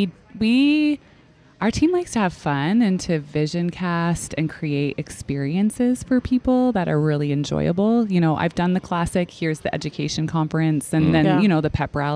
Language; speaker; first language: English; native; English